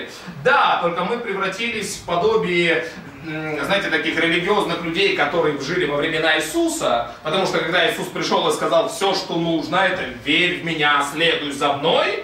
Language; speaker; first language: Russian; native; Russian